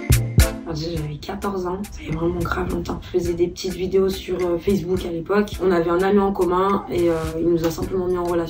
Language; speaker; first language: French; native; French